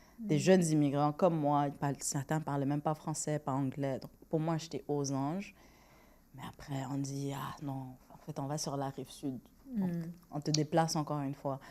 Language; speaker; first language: French; non-native, local second language; Rundi